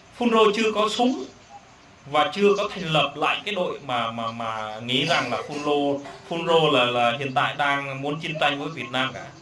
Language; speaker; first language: Vietnamese; non-native, local second language; Jarai